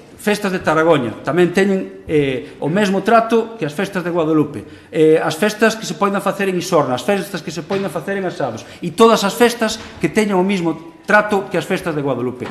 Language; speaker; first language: Galician; native; Galician